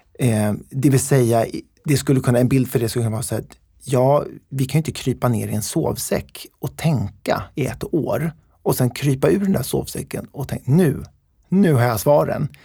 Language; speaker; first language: Swedish; native; Swedish